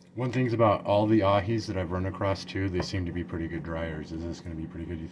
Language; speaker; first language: English; native; English